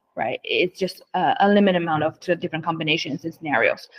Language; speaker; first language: English; non-native, fluent; Chinese